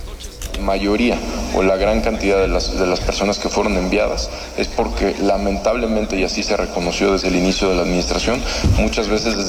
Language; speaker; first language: Spanish; native; Spanish